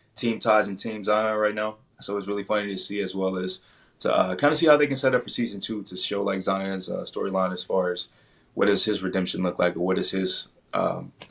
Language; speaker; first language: English; native; English